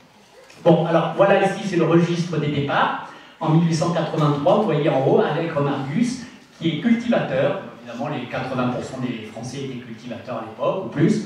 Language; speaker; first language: French; native; French